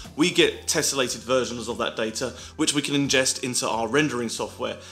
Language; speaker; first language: English; native; English